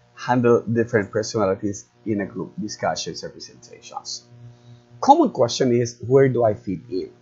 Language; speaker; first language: English; non-native, local second language; Filipino